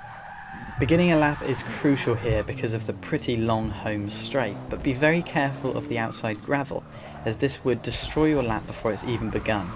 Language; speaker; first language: English; native; English